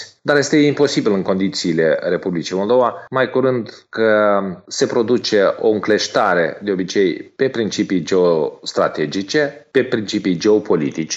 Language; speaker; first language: Romanian; native; Romanian